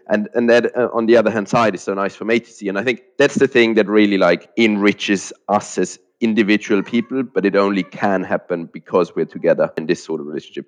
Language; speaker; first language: English; non-native, fluent; German